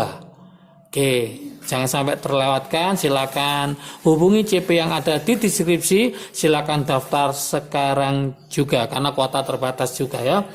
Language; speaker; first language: Indonesian; native; Indonesian